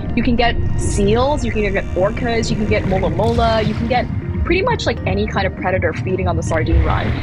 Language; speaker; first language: English; early bilingual, other home language; Thai